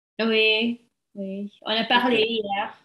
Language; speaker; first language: French; non-native, learner; English